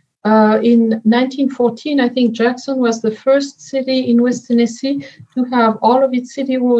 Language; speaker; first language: English; non-native, fluent; French